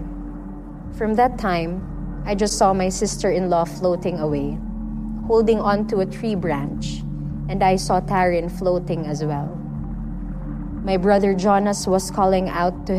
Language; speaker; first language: English; non-native, local second language; Waray